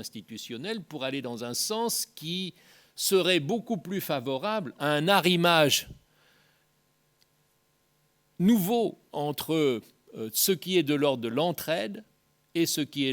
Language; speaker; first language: French; native; French